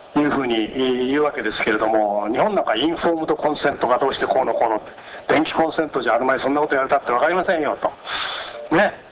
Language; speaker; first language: Japanese; native; Japanese